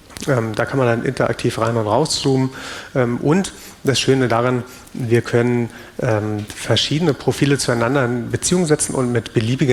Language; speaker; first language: German; native; German